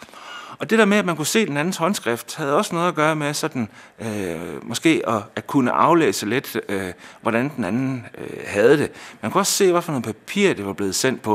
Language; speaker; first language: Danish; native; Danish